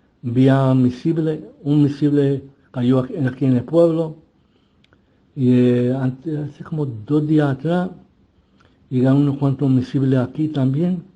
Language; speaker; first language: Spanish; early bilingual, heritage; Spanish